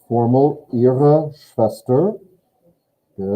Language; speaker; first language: German; non-native, learner; English